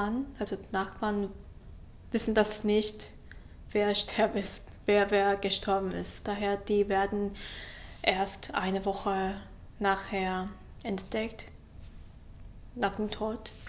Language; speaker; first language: German; non-native, fluent; Korean